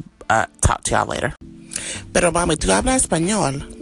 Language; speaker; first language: Spanish; non-native, learner; English